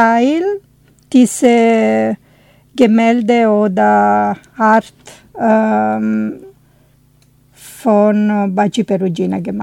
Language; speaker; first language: German; non-native, learner; Italian